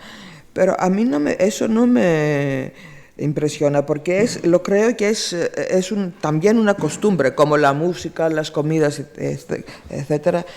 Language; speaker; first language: Spanish; non-native, fluent; Greek